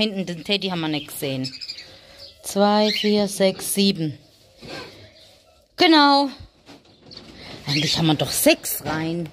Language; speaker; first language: German; native; German